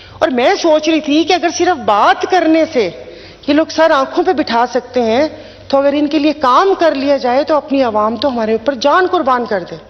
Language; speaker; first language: Urdu; non-native, local second language; Sindhi